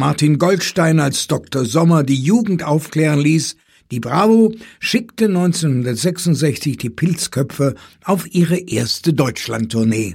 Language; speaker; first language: German; native; German